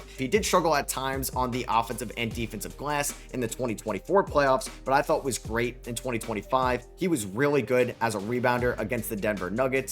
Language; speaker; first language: English; native; English